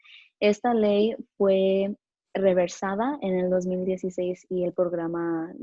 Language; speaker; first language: Spanish; early bilingual, other home language; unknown